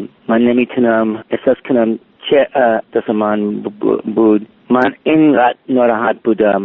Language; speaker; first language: Persian; non-native, learner; English